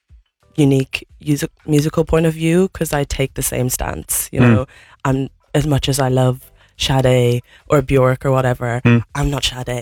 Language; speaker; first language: English; native; English